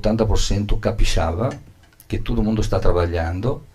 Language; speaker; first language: Portuguese; non-native, learner; Italian